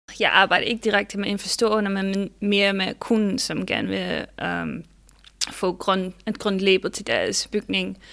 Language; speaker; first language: Danish; non-native, fluent; Dutch